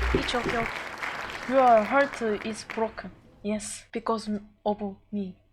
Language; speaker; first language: English; non-native, learner; Korean